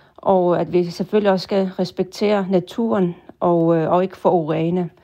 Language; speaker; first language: Danish; non-native, local second language; Kalaallisut